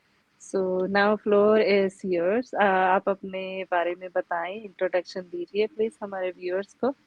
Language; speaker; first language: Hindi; non-native, local second language; Punjabi